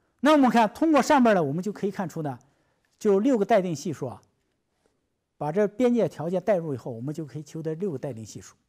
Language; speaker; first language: Chinese; native; Chinese